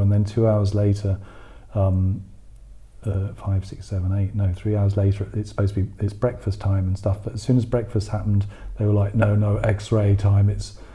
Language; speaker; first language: English; native; English